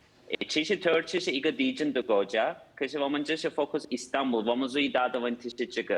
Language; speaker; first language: Chinese; non-native, fluent; Turkish